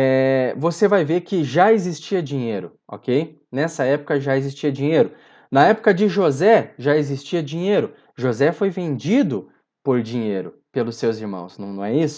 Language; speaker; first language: Portuguese; native; Portuguese